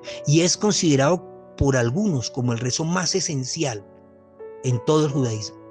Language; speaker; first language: Spanish; native; Spanish